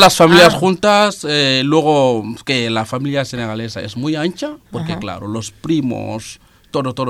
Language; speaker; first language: Spanish; non-native, fluent; Serer